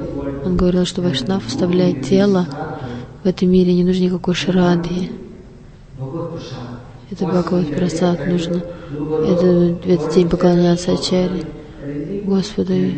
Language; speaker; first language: Russian; non-native, learner; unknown